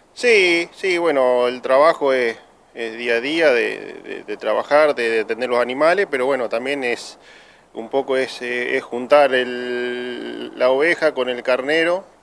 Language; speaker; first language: Spanish; native; Spanish